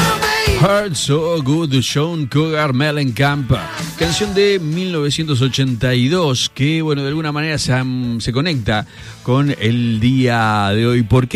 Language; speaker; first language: Spanish; native; Spanish